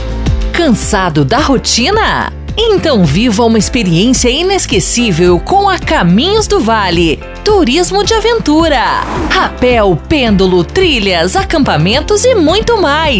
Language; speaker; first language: Portuguese; native; Portuguese